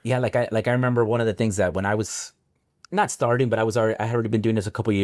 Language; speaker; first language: English; native; English